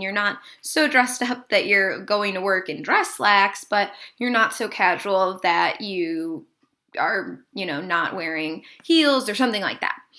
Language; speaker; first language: English; native; English